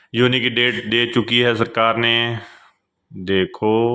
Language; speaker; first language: Hindi; non-native, local second language; Punjabi